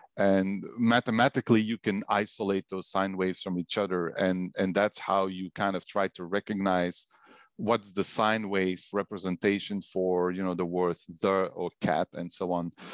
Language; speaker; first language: English; non-native, fluent; Dutch